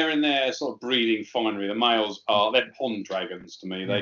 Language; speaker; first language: English; native; English